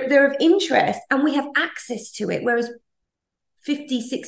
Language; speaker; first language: English; native; English